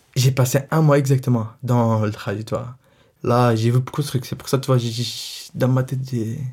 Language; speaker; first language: French; non-native, fluent; Arabic